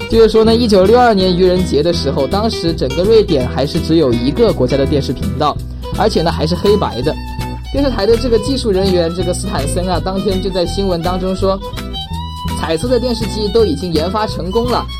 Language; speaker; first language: Chinese; native; Chinese